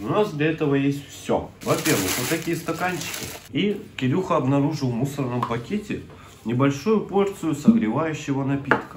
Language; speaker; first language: Russian; native; Russian